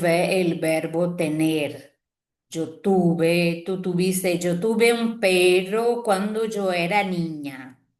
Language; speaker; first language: Spanish; non-native, fluent; Portuguese